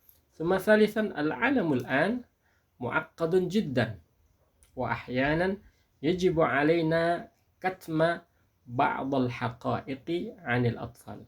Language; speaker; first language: Arabic; non-native, fluent; Indonesian